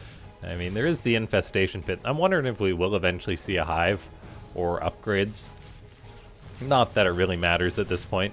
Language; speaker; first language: English; native; English